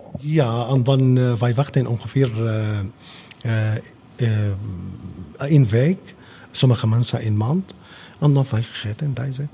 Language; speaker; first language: Dutch; non-native, learner; Arabic